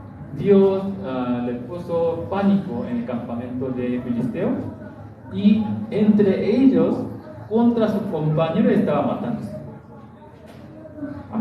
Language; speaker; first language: Spanish; non-native, learner; Korean